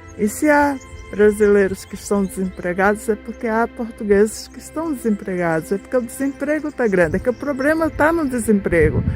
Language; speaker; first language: Portuguese; native; Portuguese